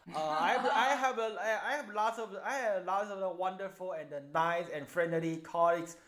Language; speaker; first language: English; non-native, learner; Chinese